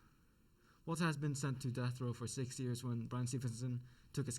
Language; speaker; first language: English; native; English